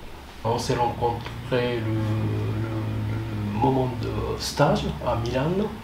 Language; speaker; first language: French; non-native, fluent; Japanese